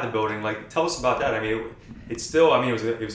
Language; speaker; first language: English; native; English